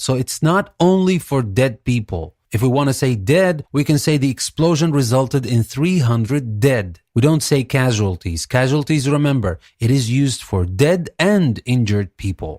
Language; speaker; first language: English; non-native, fluent; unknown